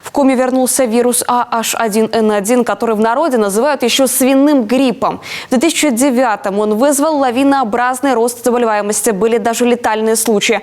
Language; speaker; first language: Russian; native; Russian